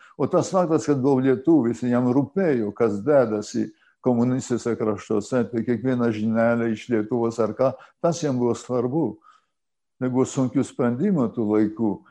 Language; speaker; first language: Lithuanian; early bilingual, heritage; Lithuanian